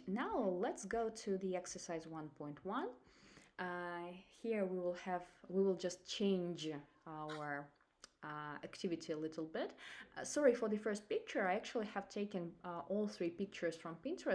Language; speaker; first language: English; non-native, fluent; Russian